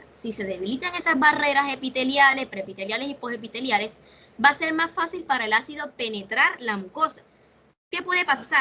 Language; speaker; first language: Spanish; native; Spanish